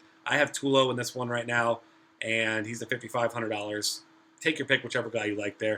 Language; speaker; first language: English; native; English